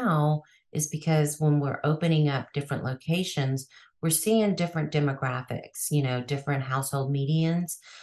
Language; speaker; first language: English; native; English